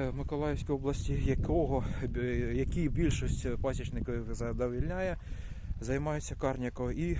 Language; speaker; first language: Ukrainian; non-native, local second language; Russian